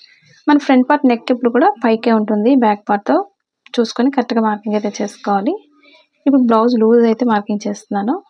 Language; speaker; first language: Telugu; native; Telugu